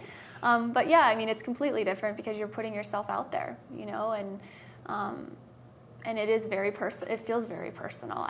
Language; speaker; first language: English; native; English